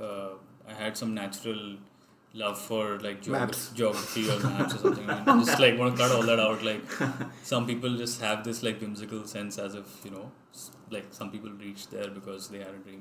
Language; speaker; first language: English; non-native, local second language; Hindi